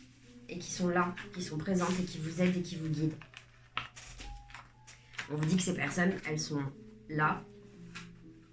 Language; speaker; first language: French; native; French